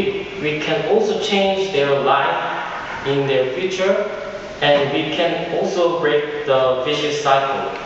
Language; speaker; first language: English; non-native, fluent; Korean